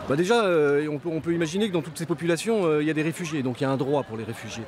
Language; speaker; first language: French; native; French